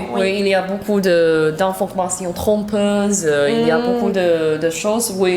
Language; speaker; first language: French; non-native, learner; Chinese